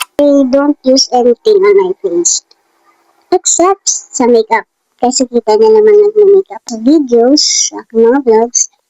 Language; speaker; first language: Filipino; non-native, local second language; Hiligaynon